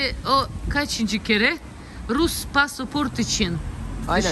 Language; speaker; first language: Turkish; non-native, learner; Russian